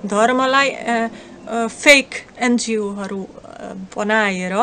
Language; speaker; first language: Nepali; non-native, fluent; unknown